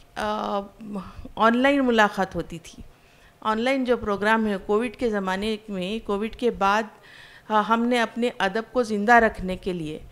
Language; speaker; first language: Hindi; non-native, local second language; Urdu